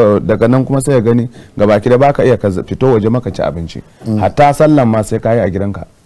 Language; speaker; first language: Hausa; non-native, local second language; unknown